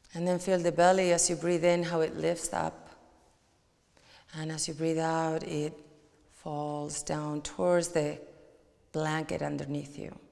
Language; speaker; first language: English; non-native, fluent; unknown